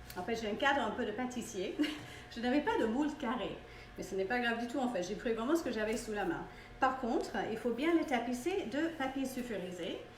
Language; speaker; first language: French; non-native, fluent; English